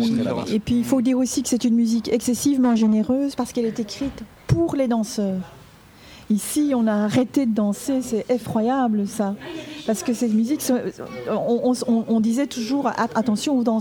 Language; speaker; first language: French; native; French